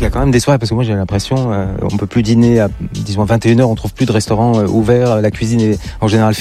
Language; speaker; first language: French; native; French